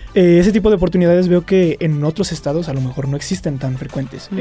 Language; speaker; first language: Spanish; native; Spanish